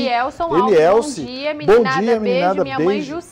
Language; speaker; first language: Portuguese; native; Portuguese